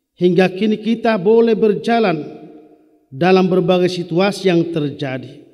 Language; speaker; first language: Indonesian; non-native, local second language; Batak Toba